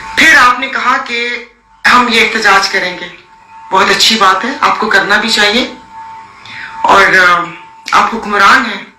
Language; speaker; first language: Urdu; non-native, local second language; Sindhi